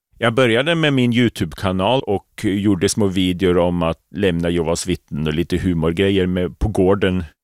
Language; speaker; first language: Swedish; native; Swedish